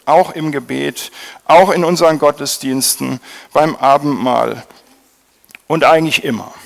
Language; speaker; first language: German; native; German